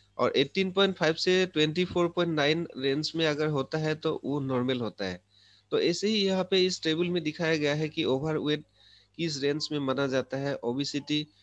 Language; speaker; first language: Hindi; non-native, local second language; Assamese